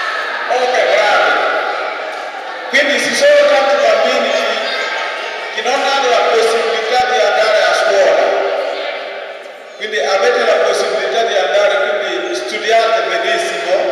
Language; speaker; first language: Italian; non-native, fluent; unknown